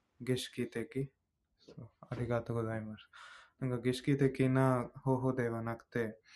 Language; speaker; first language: Japanese; non-native, fluent; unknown